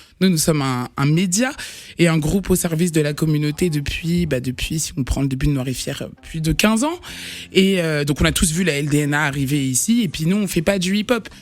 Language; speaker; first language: French; native; French